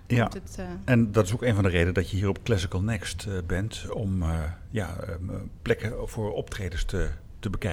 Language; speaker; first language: Dutch; native; Dutch